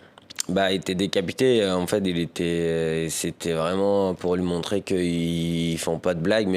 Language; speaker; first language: French; early bilingual, other home language; Persian